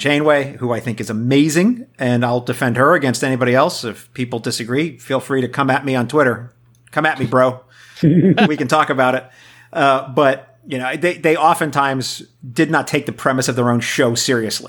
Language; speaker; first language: English; native; English